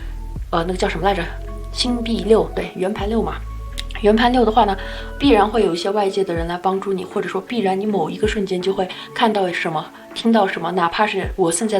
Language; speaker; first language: Chinese; native; Chinese